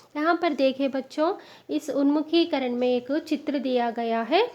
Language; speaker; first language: Hindi; non-native, local second language; Telugu